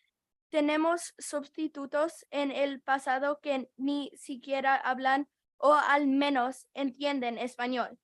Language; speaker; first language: Spanish; non-native, learner; English